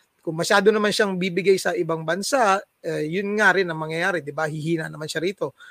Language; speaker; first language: Filipino; non-native, local second language; Cebuano